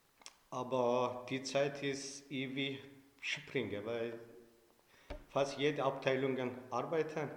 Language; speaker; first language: German; non-native, learner; Turkish